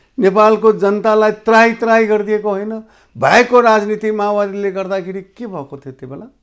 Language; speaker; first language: Nepali; non-native, local second language; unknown